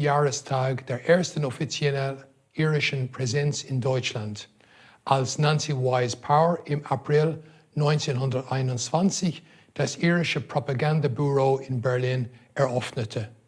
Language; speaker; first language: German; non-native, fluent; English